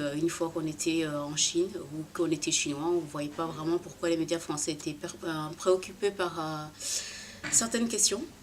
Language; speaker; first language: French; native; French